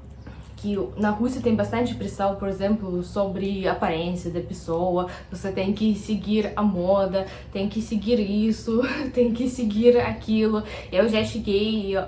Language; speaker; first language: Portuguese; non-native, fluent; Russian